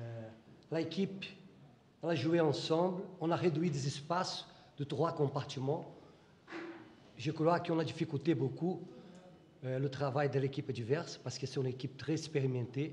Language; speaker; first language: French; non-native, fluent; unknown